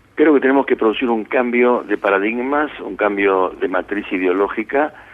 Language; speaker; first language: Spanish; early bilingual, other home language; Italian